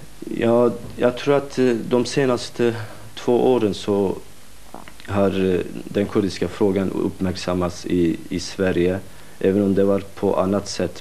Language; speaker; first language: Swedish; non-native, fluent; Kurdish